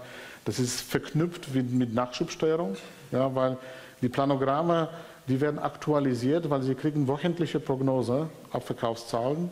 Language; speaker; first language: German; non-native, fluent; Polish